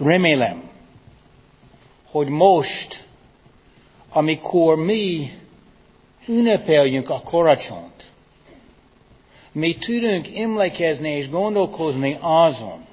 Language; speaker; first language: Hungarian; non-native, fluent; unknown